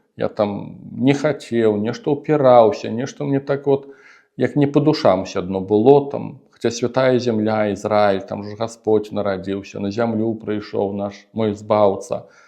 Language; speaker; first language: Belarusian; non-native, local second language; Russian